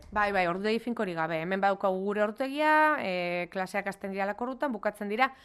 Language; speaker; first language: Basque; native; Basque